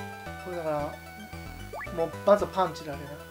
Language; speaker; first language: Japanese; native; Japanese